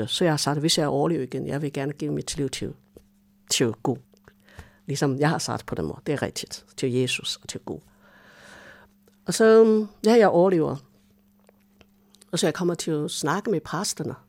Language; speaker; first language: Danish; non-native, fluent; Chinese